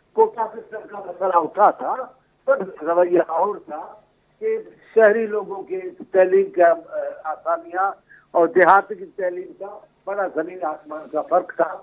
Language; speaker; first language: Urdu; non-native, local second language; Sindhi